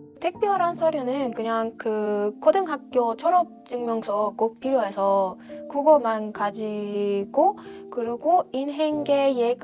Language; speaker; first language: Korean; non-native, fluent; Persian